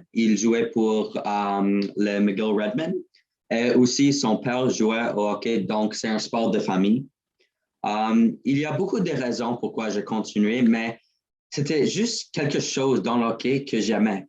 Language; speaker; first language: French; non-native, learner; English